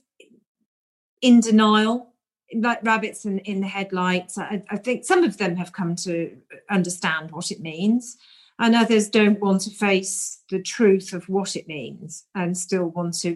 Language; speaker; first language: English; native; English